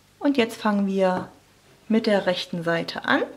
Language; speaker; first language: German; native; German